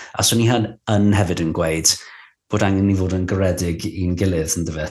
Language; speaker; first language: Welsh; non-native, local second language; English